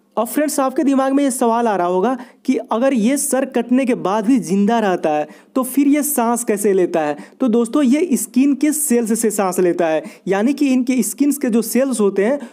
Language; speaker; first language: Hindi; native; Hindi